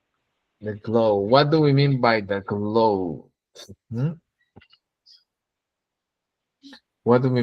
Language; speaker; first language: English; non-native, fluent; Spanish